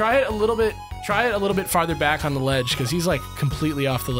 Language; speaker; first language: English; native; English